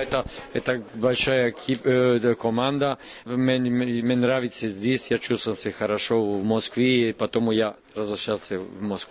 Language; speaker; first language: Russian; non-native, learner; Serbian